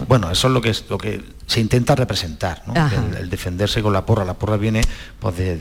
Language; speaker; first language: Spanish; native; Spanish